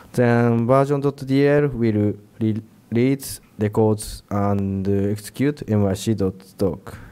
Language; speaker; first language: English; non-native, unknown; Japanese